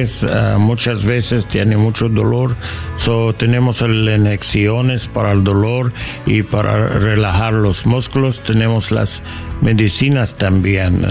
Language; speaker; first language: Spanish; non-native, learner; English